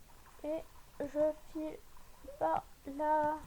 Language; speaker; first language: French; native; French